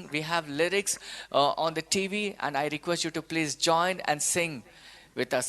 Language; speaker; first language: English; non-native, local second language; Telugu